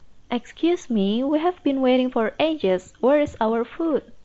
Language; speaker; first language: English; non-native, fluent; Indonesian